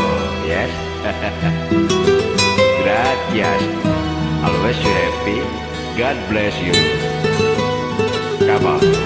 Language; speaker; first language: English; non-native, learner; Sundanese